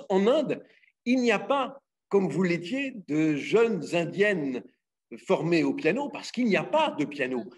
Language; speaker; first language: French; native; French